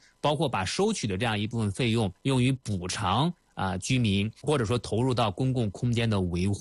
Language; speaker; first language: Chinese; native; Chinese